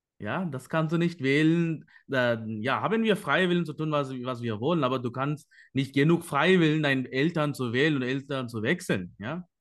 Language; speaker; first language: German; non-native, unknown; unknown